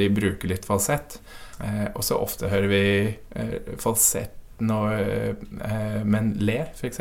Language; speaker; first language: Norwegian; non-native, fluent; English